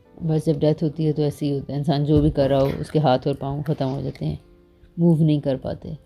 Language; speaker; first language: Urdu; native; Urdu